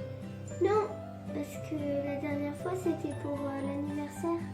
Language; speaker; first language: French; early bilingual, other home language; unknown